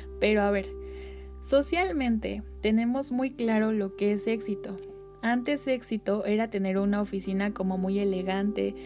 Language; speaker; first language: Spanish; native; Spanish